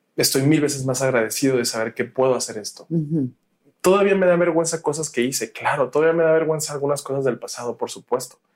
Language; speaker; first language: Spanish; native; Spanish